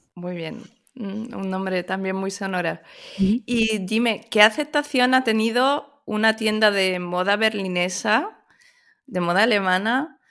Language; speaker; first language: Spanish; early bilingual, other home language; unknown